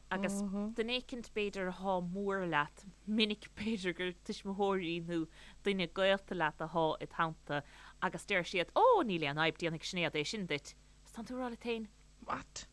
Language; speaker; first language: Irish; native; Irish